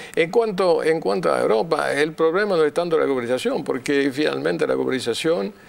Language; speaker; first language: Spanish; non-native, fluent; French